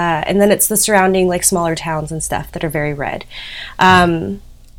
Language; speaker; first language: English; native; English